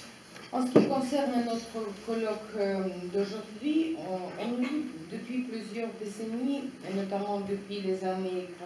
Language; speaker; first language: French; non-native, fluent; Russian